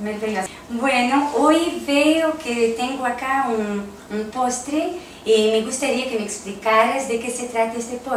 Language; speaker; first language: Spanish; native; Spanish